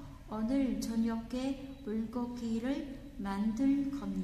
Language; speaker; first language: Korean; non-native, fluent; Vietnamese